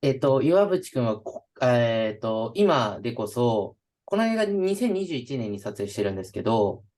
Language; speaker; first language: Japanese; native; Japanese